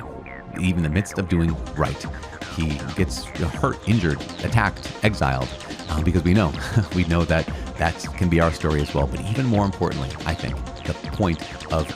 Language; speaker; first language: English; native; English